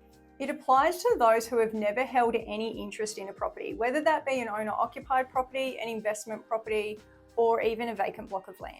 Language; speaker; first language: English; native; English